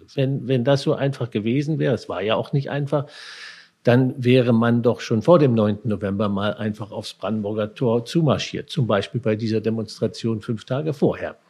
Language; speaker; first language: German; native; German